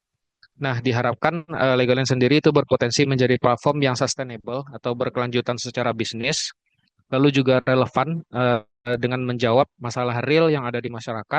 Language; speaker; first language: Indonesian; native; Indonesian